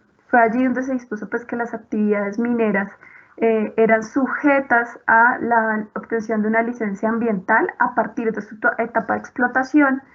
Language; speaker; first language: Spanish; native; Spanish